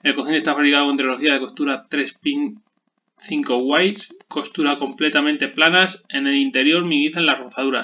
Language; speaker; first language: Spanish; native; Spanish